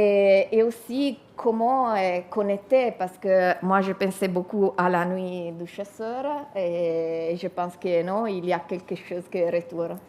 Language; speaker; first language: French; non-native, learner; Italian